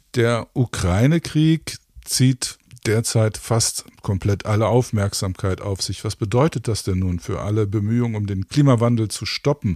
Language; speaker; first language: German; native; German